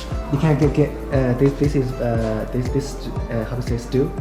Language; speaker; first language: English; non-native, learner; Chinese